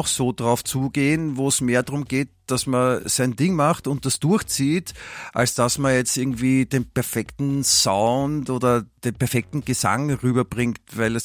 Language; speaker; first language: German; native; German